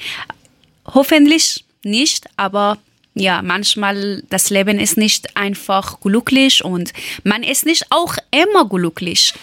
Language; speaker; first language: German; non-native, learner; Persian